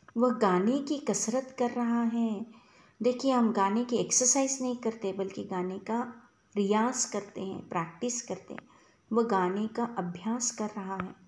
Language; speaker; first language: Hindi; non-native, local second language; Kannada